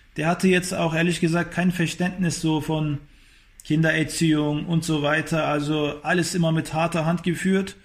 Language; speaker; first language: German; early bilingual, other home language; Turkish